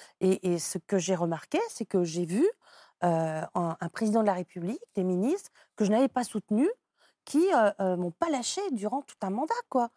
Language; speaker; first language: French; native; French